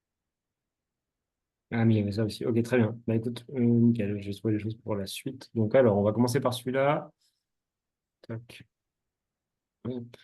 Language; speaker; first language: French; native; French